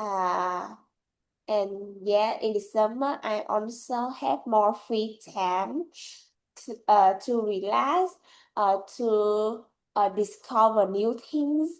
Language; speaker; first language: English; non-native, learner; Vietnamese